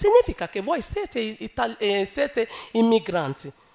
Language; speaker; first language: Italian; non-native, learner; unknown